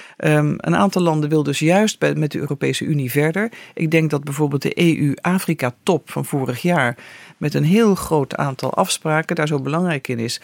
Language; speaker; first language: Dutch; native; Dutch